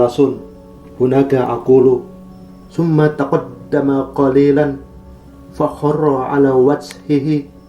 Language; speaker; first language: Arabic; non-native, learner; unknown